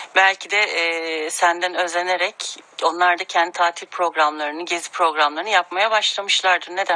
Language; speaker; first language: Turkish; native; Turkish